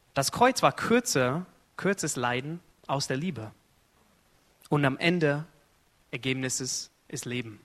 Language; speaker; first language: German; non-native, fluent; Arabic